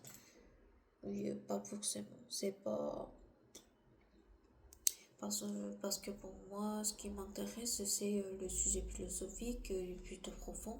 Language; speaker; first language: French; non-native, learner; Korean